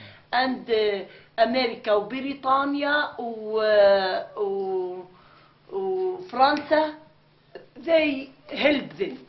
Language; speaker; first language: English; non-native, learner; Arabic